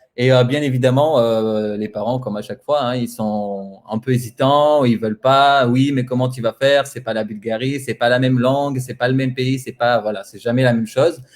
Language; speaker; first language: French; non-native, fluent; Bulgarian